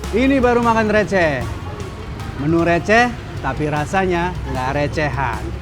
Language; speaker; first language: Indonesian; native; Indonesian